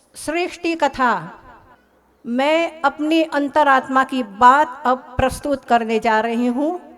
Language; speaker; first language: Hindi; early bilingual, heritage; Hindi